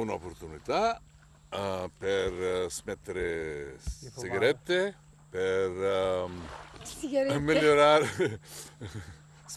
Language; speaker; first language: Italian; non-native, learner; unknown